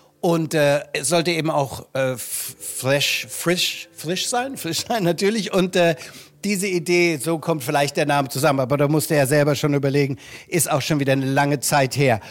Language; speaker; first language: German; native; German